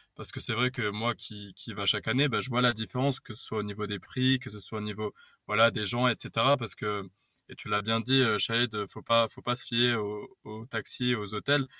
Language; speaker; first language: French; native; French